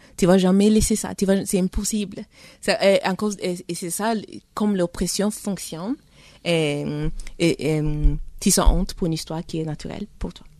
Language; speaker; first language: French; early bilingual, heritage; French